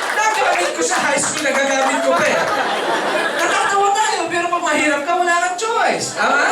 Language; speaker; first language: Filipino; native; Filipino